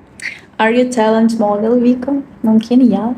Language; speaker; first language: English; non-native, learner; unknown